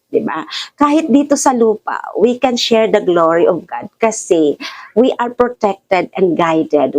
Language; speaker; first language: Filipino; non-native, local second language; Bikol